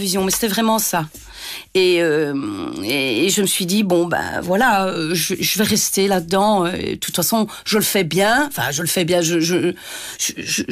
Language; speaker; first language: French; native; French